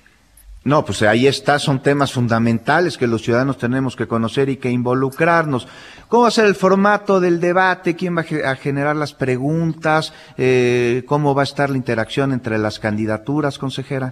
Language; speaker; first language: Spanish; native; Spanish